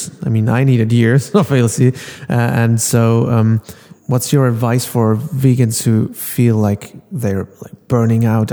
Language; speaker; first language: English; non-native, fluent; German